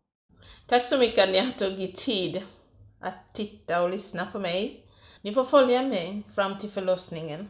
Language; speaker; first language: Swedish; non-native, fluent; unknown